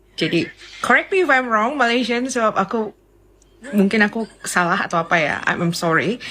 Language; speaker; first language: Indonesian; native; Indonesian